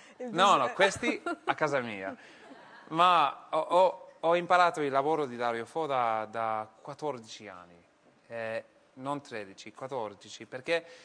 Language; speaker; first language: Italian; non-native, fluent; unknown